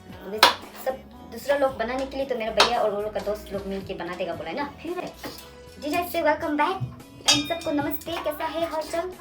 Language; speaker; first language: Hindi; non-native, local second language; Tibetan